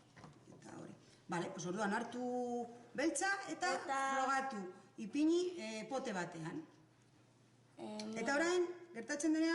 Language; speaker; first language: Basque; non-native, local second language; Spanish